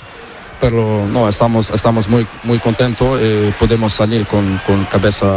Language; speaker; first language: Spanish; non-native, learner; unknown